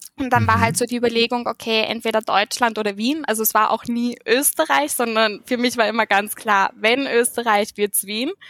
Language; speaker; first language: German; early bilingual, heritage; German